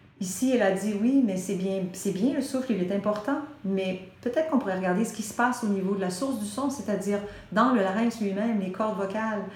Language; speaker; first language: French; native; French